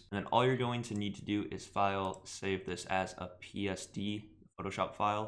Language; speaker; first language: English; native; English